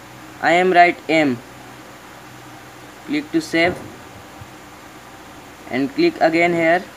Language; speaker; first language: English; non-native, learner; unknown